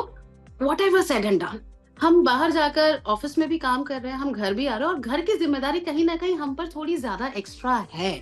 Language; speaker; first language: Hindi; native; Hindi